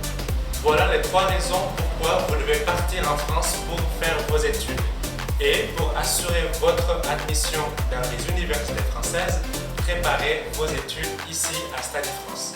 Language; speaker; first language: French; non-native, fluent; Indonesian